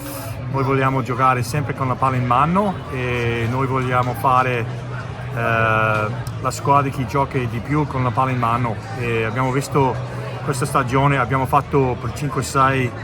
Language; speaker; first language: Italian; non-native, learner; English